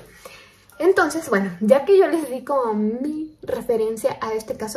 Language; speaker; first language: Spanish; native; Spanish